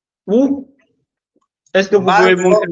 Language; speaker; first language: French; non-native, learner; Chinese